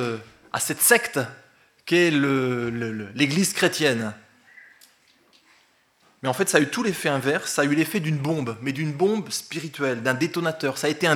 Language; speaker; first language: French; native; French